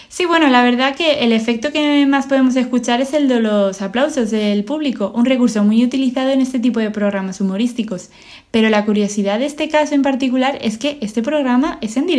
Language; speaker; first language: Spanish; native; Spanish